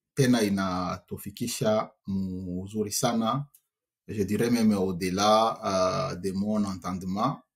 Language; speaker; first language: French; non-native, local second language; Swahili